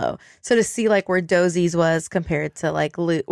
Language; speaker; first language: English; native; English